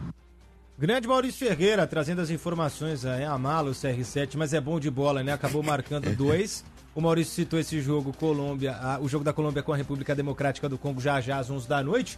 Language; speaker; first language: Portuguese; native; Portuguese